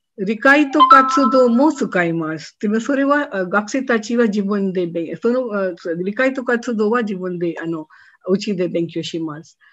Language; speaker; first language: Japanese; non-native, fluent; Hindi